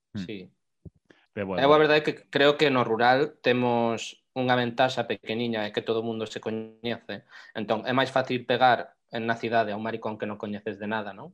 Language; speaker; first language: Galician; non-native, local second language; Spanish